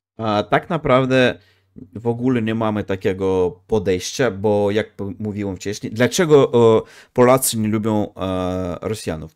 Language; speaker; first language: Polish; non-native, fluent; Russian